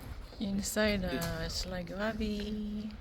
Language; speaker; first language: English; non-native, local second language; Filipino